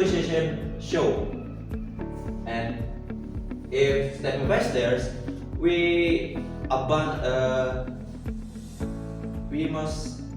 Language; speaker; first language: English; non-native, learner; Indonesian